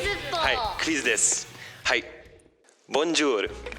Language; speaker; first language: Japanese; non-native, fluent; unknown